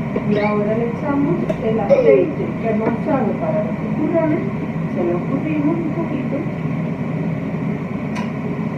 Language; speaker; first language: Spanish; native; Spanish